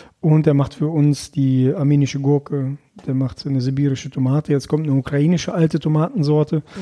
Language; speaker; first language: German; early bilingual, other home language; Russian